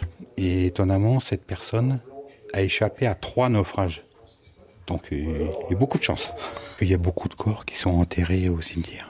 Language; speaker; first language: French; native; French